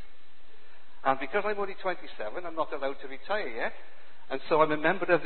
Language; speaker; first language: English; native; English